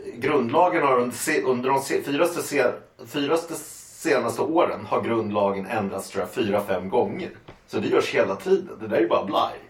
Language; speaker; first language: Swedish; native; Swedish